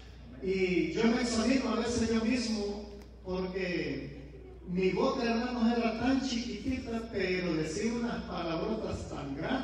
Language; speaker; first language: Spanish; native; Spanish